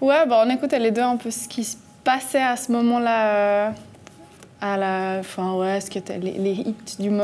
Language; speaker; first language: French; early bilingual, heritage; French